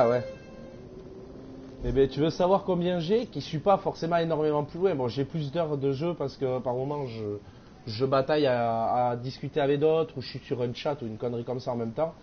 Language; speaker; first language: French; native; French